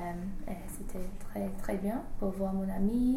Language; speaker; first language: French; non-native, learner; English